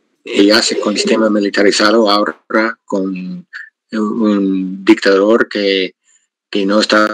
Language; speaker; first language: Spanish; non-native, fluent; English